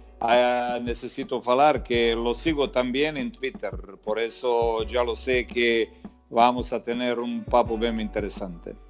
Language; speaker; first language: Spanish; non-native, fluent; Croatian